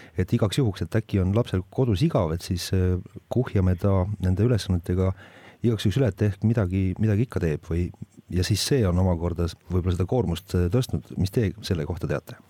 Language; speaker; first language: Estonian; native; Estonian